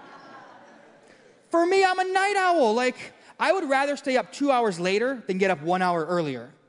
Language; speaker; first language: English; native; English